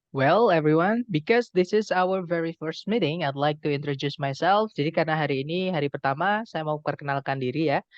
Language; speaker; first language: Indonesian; non-native, local second language; Javanese